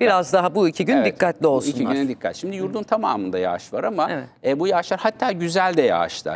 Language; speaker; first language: Turkish; native; Turkish